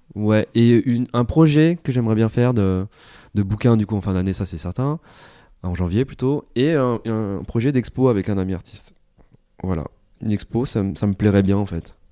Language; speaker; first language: French; native; French